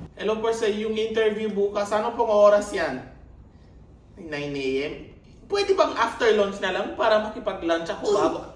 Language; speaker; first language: Filipino; native; Filipino